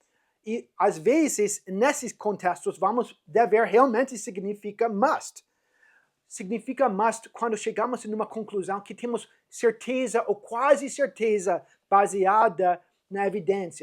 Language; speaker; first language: Portuguese; non-native, fluent; English